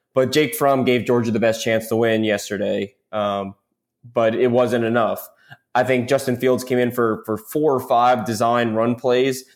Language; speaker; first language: English; native; English